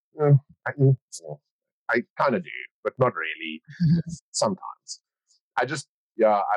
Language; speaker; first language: English; native; English